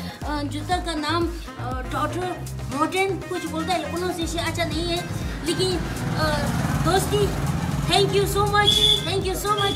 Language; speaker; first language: Hindi; non-native, local second language; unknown